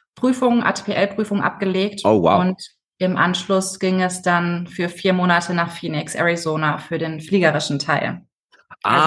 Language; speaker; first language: German; native; German